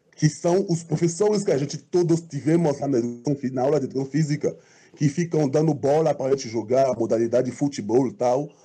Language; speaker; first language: Portuguese; non-native, fluent; French